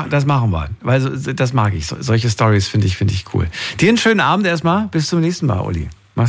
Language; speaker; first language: German; native; German